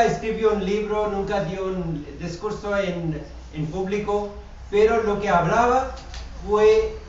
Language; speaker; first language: Spanish; non-native, fluent; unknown